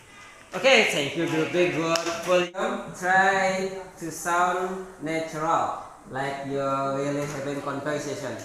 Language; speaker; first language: English; non-native, fluent; Indonesian